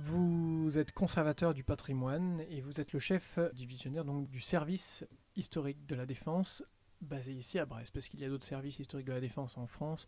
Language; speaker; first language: French; native; French